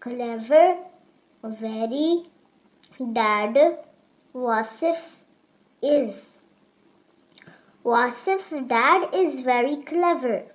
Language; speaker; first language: English; non-native, local second language; Urdu